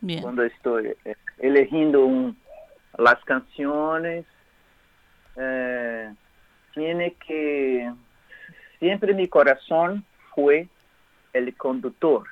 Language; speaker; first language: Spanish; non-native, learner; Portuguese